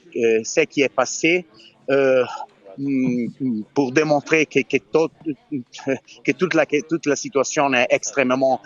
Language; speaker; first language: French; non-native, fluent; Italian